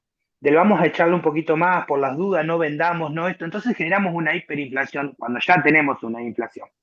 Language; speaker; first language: Spanish; native; Spanish